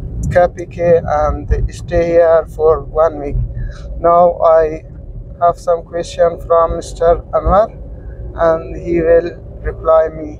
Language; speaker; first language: English; non-native, learner; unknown